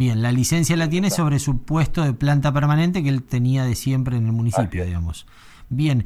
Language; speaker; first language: Spanish; native; Spanish